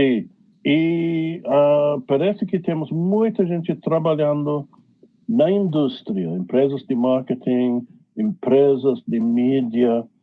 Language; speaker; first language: Portuguese; non-native, fluent; English